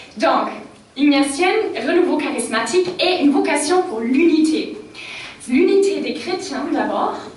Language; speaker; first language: French; non-native, fluent; German